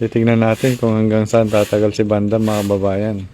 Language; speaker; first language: Filipino; native; Filipino